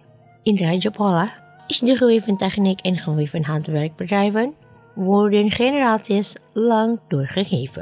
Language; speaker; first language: Dutch; non-native, learner; Indonesian